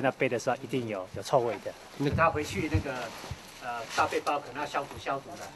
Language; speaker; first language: Chinese; native; Chinese